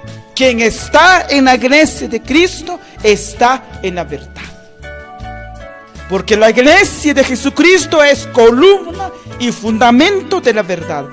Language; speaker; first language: Spanish; non-native, local second language; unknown